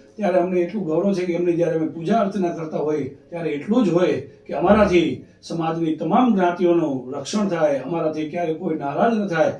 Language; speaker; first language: Gujarati; native; Gujarati